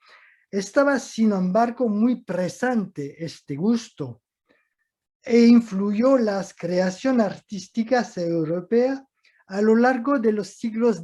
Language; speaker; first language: Spanish; non-native, fluent; French